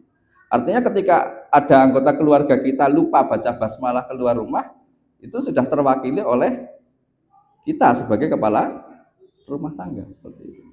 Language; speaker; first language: Indonesian; native; Indonesian